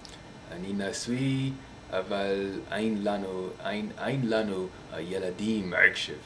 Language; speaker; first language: Hebrew; non-native, learner; English